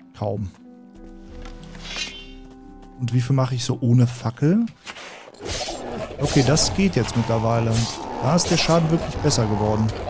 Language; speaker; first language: German; native; German